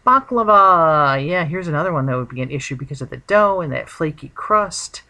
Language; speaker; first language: English; native; English